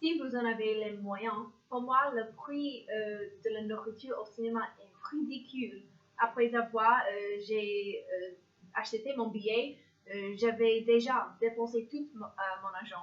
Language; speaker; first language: French; non-native, learner; English